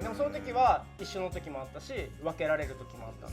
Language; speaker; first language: Japanese; native; Japanese